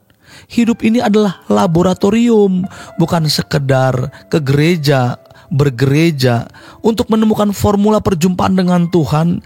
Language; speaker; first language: Indonesian; native; Indonesian